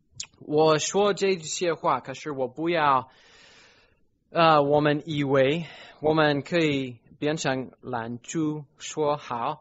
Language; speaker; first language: Chinese; non-native, fluent; English